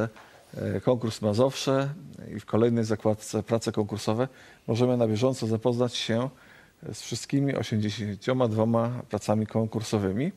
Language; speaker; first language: Polish; native; Polish